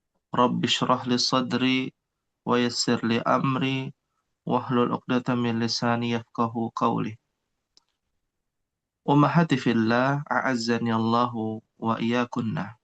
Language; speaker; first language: Arabic; non-native, fluent; Indonesian